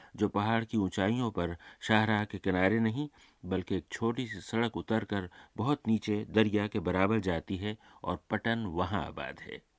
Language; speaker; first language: Urdu; native; Urdu